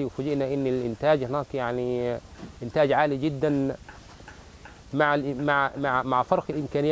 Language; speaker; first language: Arabic; native; Arabic